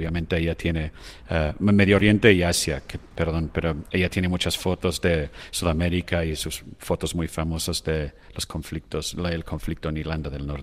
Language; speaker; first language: Spanish; non-native, fluent; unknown